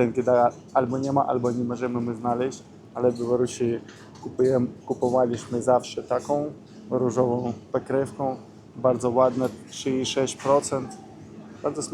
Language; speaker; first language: Polish; non-native, learner; Russian